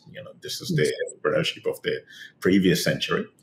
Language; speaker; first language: English; non-native, fluent; Hebrew